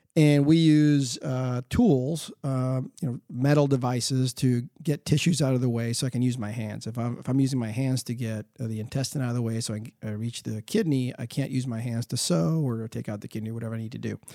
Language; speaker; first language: English; early bilingual, other home language; Spanish